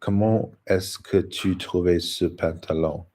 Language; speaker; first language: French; non-native, learner; English